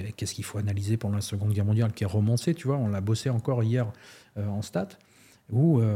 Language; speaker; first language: French; native; French